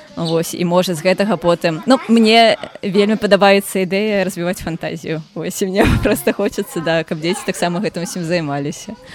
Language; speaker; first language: Belarusian; native; Belarusian